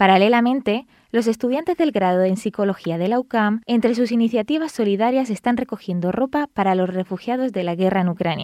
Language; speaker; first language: Spanish; native; Spanish